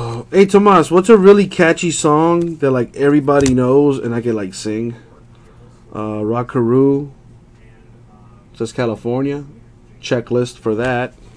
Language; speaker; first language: English; native; English